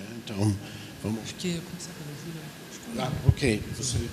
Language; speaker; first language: Portuguese; non-native, fluent; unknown